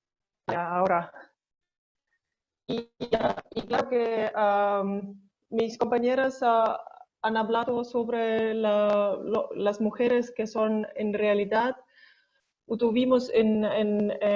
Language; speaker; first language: Spanish; non-native, fluent; Estonian